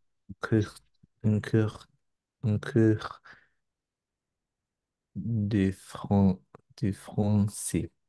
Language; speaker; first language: French; non-native, learner; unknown